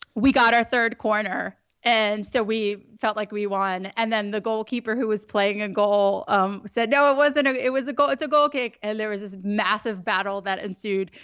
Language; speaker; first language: English; native; English